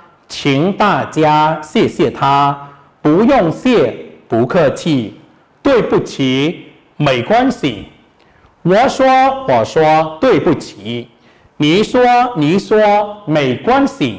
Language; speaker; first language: Chinese; non-native, fluent; Khmer